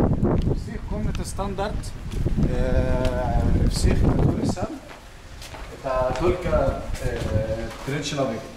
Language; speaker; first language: Russian; non-native, learner; Arabic